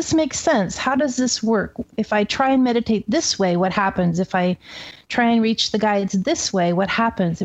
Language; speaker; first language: English; native; English